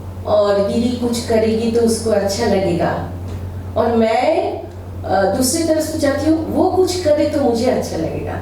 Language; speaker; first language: Hindi; non-native, local second language; Bangla